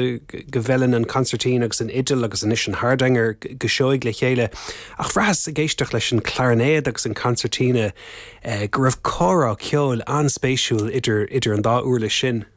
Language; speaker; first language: Irish; native; Irish